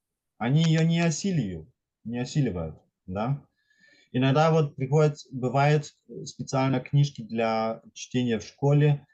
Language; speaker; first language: Russian; non-native, fluent; German